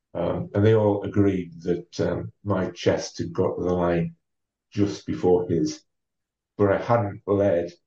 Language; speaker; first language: English; native; English